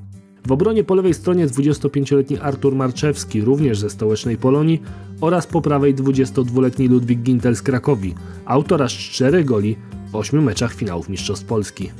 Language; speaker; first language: Polish; native; Polish